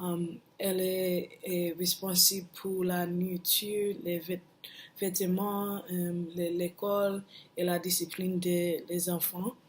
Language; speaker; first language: French; non-native, learner; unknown